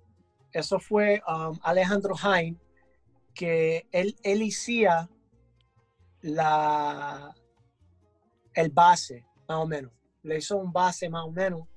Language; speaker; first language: Spanish; early bilingual, heritage; English